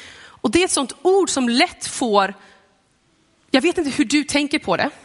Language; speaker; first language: Swedish; native; Swedish